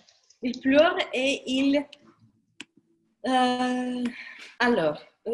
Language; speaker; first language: French; non-native, learner; Russian